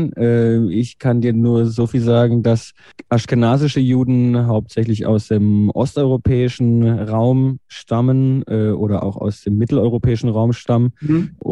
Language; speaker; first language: German; native; German